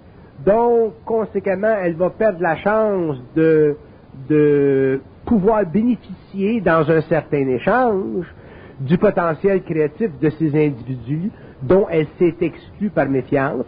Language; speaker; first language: French; native; French